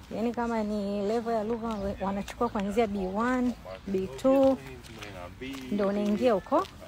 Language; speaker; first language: Swahili; native; Swahili